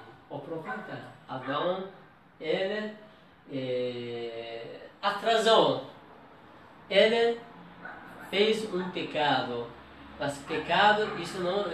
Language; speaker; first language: Portuguese; non-native, learner; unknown